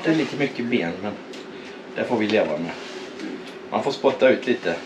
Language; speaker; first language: Swedish; native; Swedish